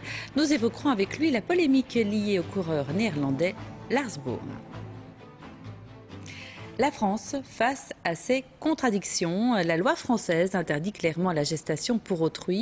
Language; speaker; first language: French; native; French